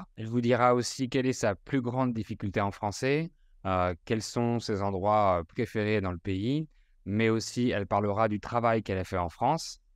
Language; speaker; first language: French; native; French